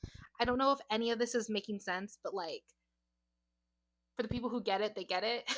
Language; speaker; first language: English; native; English